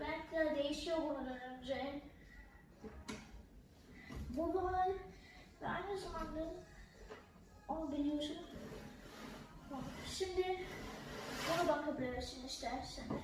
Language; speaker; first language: Turkish; early bilingual, heritage; Turkish